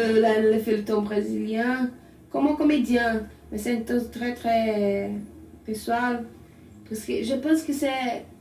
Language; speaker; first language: French; non-native, learner; Portuguese